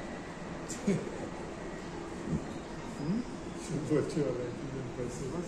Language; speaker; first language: French; non-native, fluent; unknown